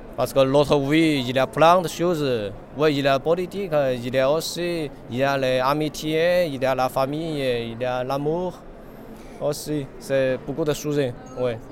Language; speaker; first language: French; non-native, learner; Chinese